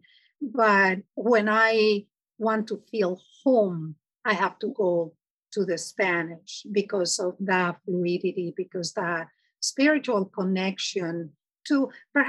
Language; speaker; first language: English; non-native, fluent; Spanish